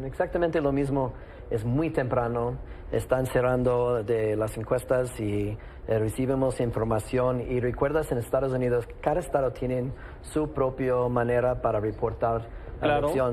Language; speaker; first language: Spanish; non-native, fluent; English